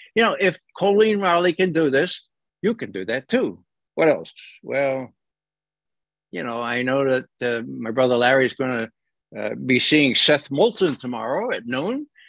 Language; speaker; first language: English; native; English